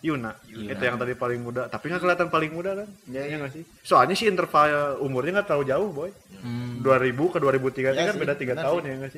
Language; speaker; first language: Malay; non-native, local second language; Sundanese